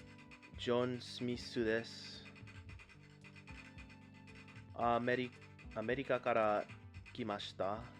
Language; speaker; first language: Japanese; non-native, learner; English